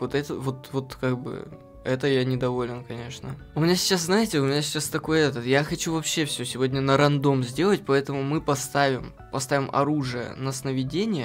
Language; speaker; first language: Russian; native; Russian